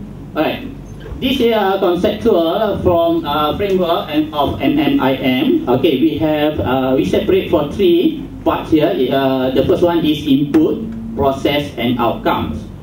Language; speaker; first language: English; non-native, local second language; Malay